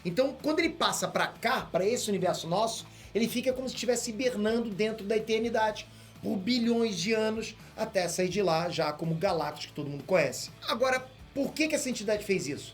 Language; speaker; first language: Portuguese; native; Portuguese